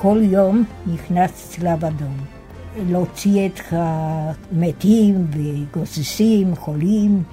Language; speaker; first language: Hebrew; non-native, fluent; Yiddish